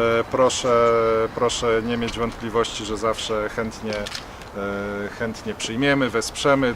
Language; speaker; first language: Polish; native; Polish